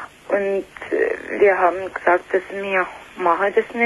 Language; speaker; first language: German; non-native, learner; Russian